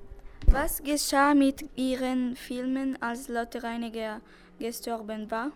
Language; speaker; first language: German; non-native, learner; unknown